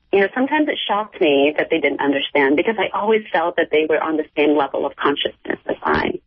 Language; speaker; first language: English; native; English